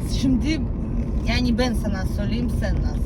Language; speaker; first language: Turkish; non-native, learner; Russian